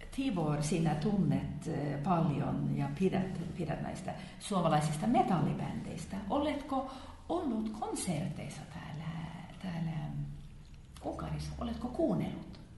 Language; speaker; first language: Finnish; native; Finnish